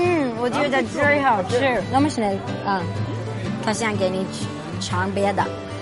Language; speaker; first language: Chinese; non-native, learner; Hebrew